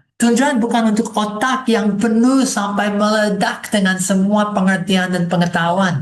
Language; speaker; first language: Indonesian; non-native, fluent; English